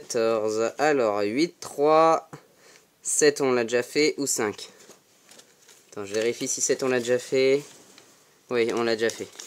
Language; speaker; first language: French; native; French